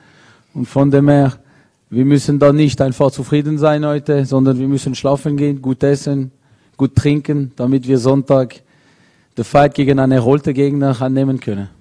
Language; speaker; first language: German; non-native, local second language; French